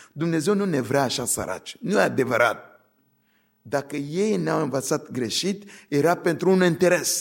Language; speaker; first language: Romanian; non-native, fluent; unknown